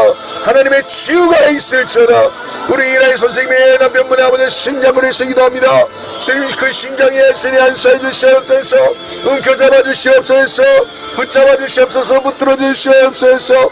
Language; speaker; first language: Korean; native; Korean